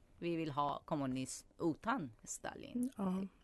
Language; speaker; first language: Swedish; non-native, fluent; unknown